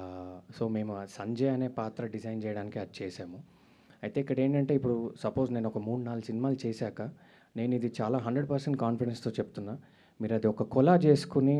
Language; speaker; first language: Telugu; native; Telugu